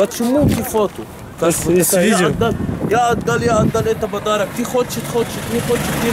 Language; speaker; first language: Russian; non-native, learner; Arabic